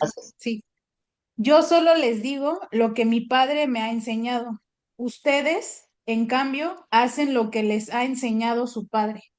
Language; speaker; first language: Spanish; native; Spanish